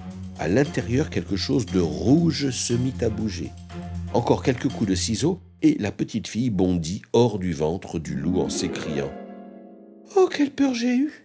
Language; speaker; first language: French; native; French